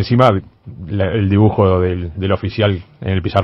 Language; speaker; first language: Spanish; native; Spanish